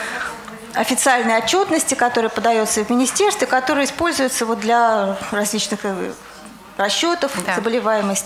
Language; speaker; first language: Russian; native; Russian